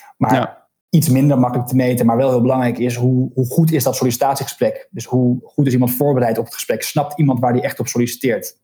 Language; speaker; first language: Dutch; native; Dutch